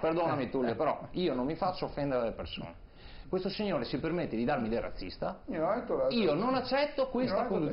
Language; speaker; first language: Italian; native; Italian